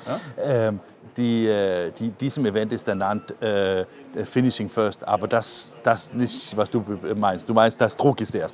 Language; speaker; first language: German; non-native, learner; Danish